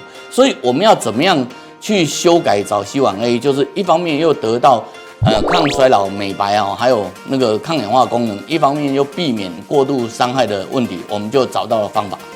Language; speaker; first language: Chinese; native; Chinese